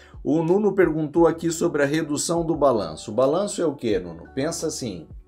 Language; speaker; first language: Portuguese; native; Portuguese